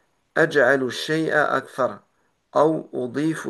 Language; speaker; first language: Arabic; non-native, learner; French